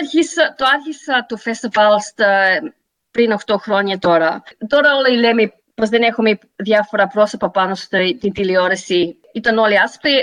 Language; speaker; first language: Greek; early bilingual, heritage; Greek